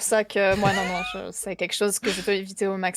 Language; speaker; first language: French; native; French